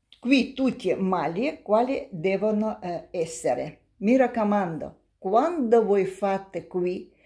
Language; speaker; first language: Italian; non-native, learner; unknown